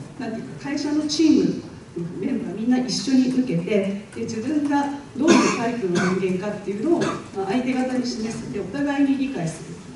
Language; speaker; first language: Japanese; native; Japanese